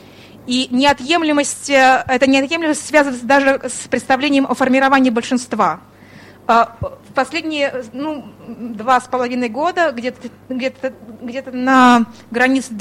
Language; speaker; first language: Russian; native; Russian